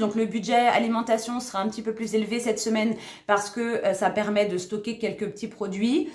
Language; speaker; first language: French; native; French